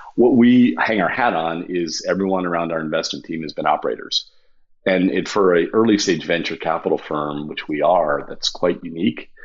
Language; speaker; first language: English; native; English